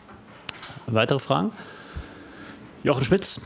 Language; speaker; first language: German; native; German